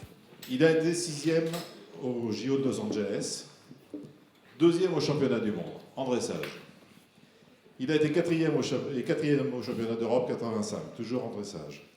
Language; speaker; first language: French; native; French